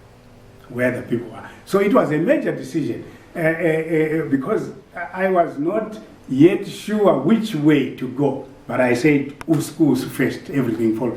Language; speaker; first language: English; non-native, local second language; Shona